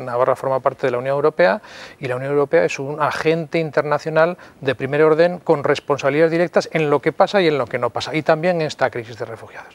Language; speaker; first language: Spanish; native; Spanish